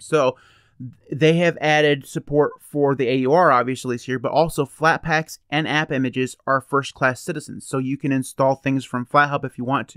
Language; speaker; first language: English; native; English